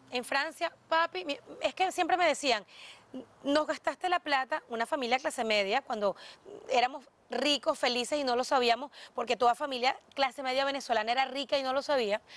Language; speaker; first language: Spanish; native; Spanish